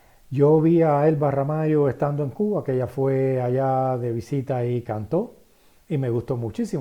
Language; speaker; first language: Spanish; native; Spanish